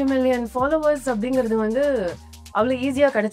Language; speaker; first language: Tamil; native; Tamil